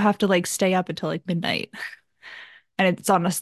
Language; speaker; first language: English; native; English